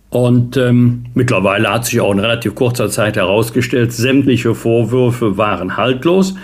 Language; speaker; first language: German; native; German